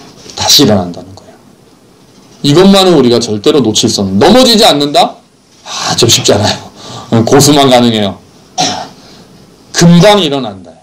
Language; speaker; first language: Korean; native; Korean